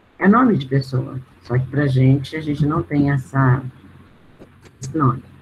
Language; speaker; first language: Portuguese; native; Portuguese